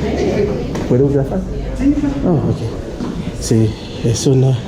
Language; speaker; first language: Spanish; non-native, learner; Haitian Creole